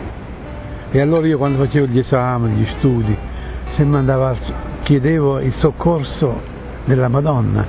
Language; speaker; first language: Italian; native; Italian